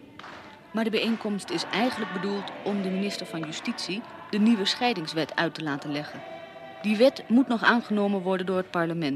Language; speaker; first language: Dutch; native; Dutch